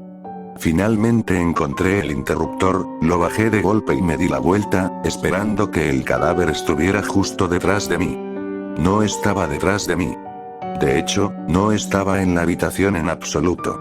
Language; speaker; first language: Spanish; native; Spanish